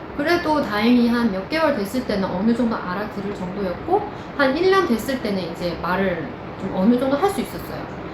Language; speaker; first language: Korean; non-native, fluent; Chinese